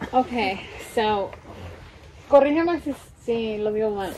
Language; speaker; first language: Spanish; early bilingual, heritage; Spanish